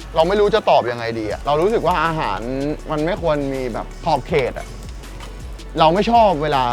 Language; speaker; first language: Thai; native; Thai